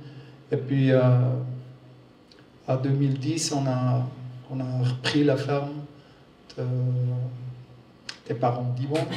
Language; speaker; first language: French; non-native, learner; German